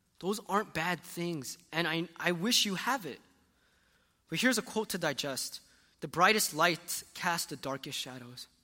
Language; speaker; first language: English; early bilingual, other home language; Korean